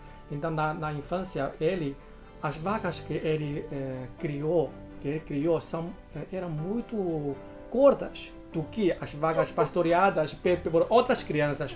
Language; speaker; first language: Portuguese; non-native, fluent; Chinese